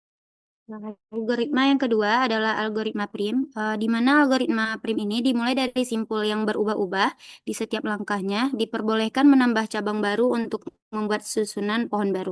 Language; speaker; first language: Indonesian; native; Indonesian